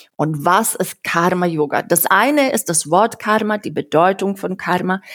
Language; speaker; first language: German; non-native, fluent; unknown